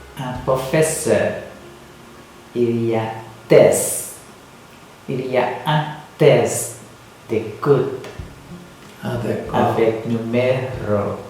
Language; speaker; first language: French; non-native, learner; Thai